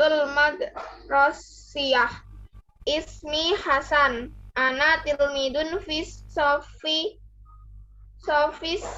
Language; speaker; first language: Arabic; non-native, learner; Indonesian